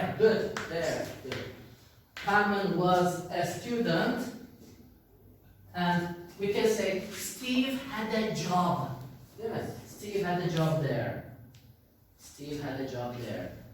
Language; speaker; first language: English; non-native, fluent; Turkish